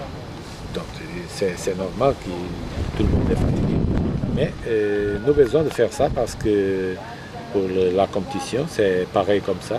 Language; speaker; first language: French; non-native, fluent; Portuguese